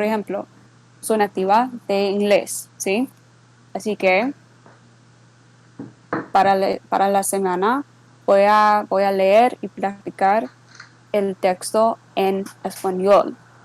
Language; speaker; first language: Spanish; non-native, learner; English